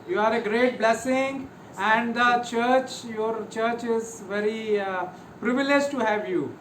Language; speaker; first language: English; non-native, local second language; Hindi